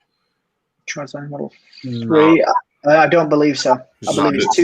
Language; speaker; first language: English; native; English